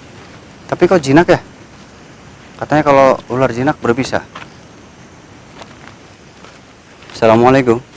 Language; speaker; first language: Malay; non-native, local second language; Sundanese